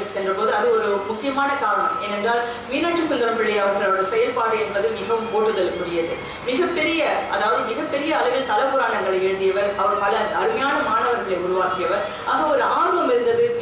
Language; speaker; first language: Tamil; early bilingual, heritage; Tamil